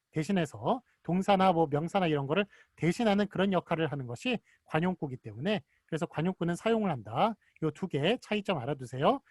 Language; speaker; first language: Korean; native; Korean